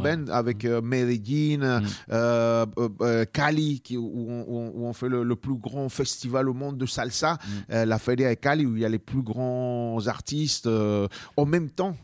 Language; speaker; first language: French; non-native, fluent; Spanish